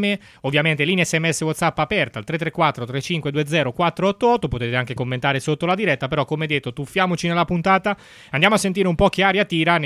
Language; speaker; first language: Italian; native; Italian